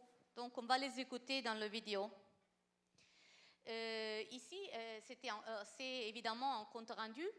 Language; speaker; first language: French; non-native, fluent; Italian